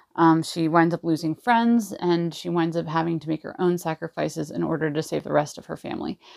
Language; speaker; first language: English; native; English